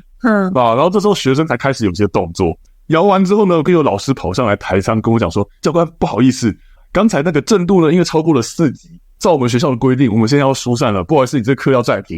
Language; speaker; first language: Chinese; native; Chinese